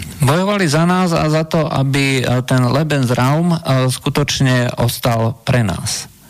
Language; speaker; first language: Slovak; native; Slovak